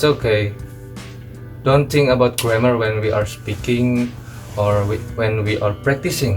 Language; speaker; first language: English; non-native, learner; Indonesian